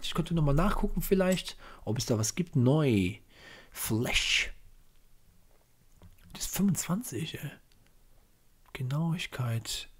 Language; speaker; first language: German; native; German